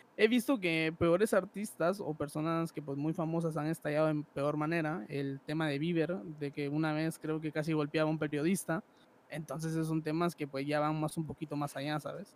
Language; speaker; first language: Spanish; native; Spanish